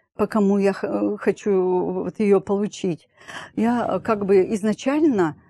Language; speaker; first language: Russian; native; Russian